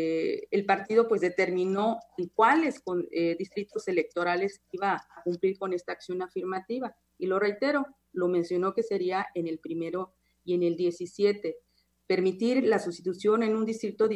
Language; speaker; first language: Spanish; native; Spanish